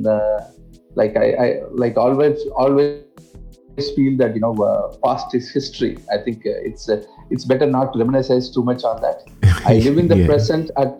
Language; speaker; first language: English; non-native, local second language; Tamil